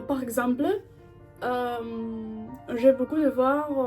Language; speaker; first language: French; non-native, learner; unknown